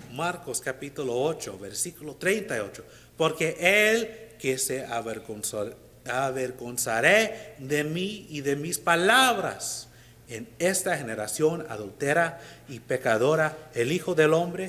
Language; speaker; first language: Spanish; non-native, learner; English